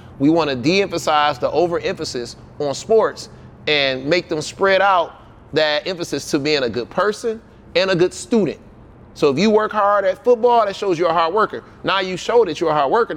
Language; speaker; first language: English; native; English